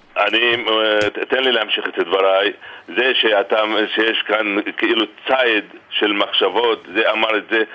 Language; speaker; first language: Hebrew; non-native, local second language; Arabic